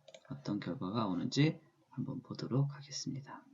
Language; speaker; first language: Korean; native; Korean